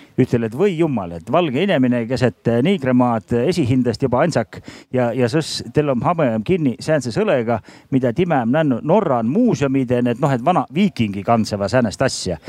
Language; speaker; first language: Estonian; native; Estonian